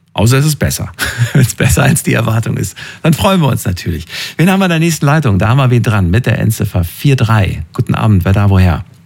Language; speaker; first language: German; native; German